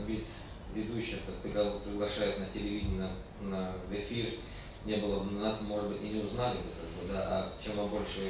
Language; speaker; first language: Russian; native; Russian